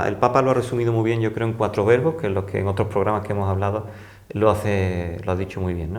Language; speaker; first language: Spanish; native; Spanish